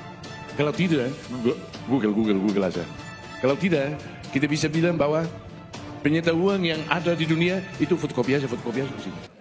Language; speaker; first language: Indonesian; non-native, fluent; Tetum